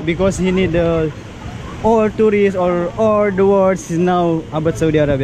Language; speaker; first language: English; non-native, learner; Indonesian